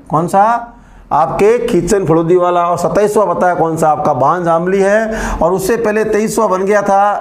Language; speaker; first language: Hindi; native; Hindi